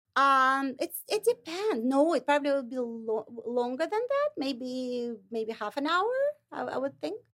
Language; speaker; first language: English; non-native, fluent; Russian